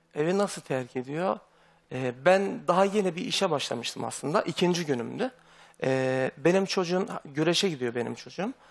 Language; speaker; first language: Turkish; native; Turkish